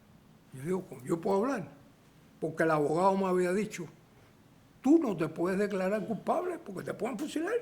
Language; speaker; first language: Spanish; native; Spanish